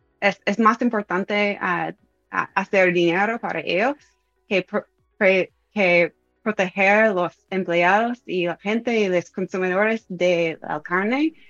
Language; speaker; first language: Spanish; non-native, fluent; English